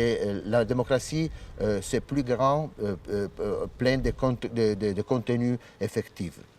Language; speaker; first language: French; non-native, learner; Italian